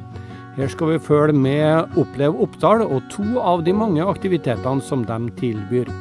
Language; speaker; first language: Norwegian; native; Norwegian